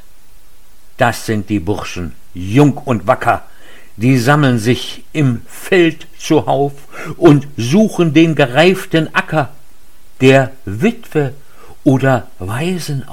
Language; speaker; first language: German; native; German